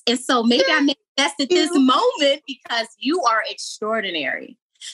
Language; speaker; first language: English; native; English